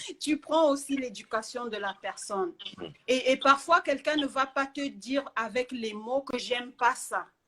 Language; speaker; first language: French; native; French